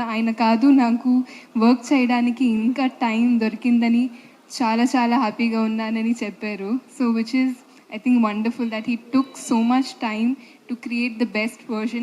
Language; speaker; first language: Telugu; non-native, fluent; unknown